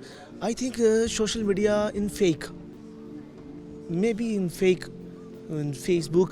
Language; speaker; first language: English; non-native, learner; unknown